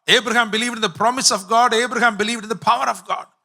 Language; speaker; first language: English; non-native, local second language; Tamil